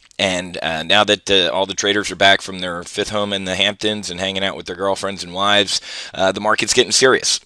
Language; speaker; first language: English; native; English